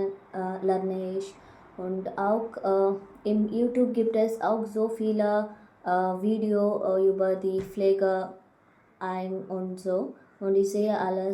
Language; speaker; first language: German; non-native, learner; Kannada